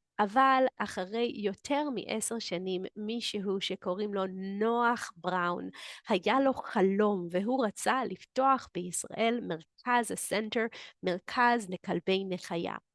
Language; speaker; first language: Hebrew; native; Hebrew